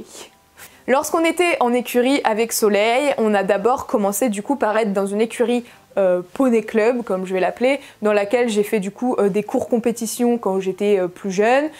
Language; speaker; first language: French; native; French